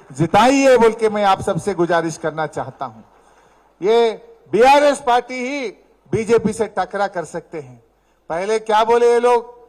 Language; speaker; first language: Hindi; non-native, local second language; Telugu